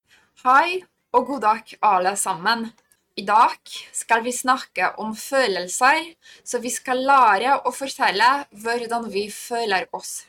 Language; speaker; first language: Norwegian; non-native, fluent; Polish